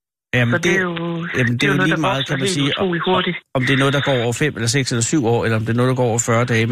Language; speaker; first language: Danish; native; Danish